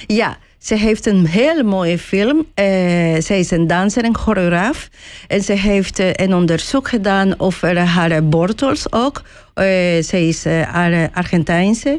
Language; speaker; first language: Dutch; non-native, learner; Spanish